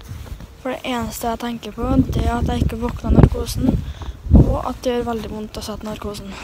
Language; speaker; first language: Norwegian; native; Norwegian